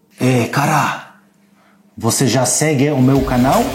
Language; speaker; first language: Portuguese; non-native, learner; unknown